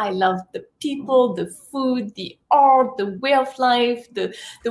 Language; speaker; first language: English; non-native, fluent; French